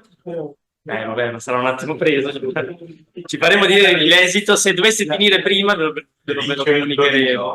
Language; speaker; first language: Italian; native; Italian